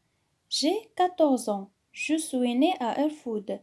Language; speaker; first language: French; non-native, local second language; Arabic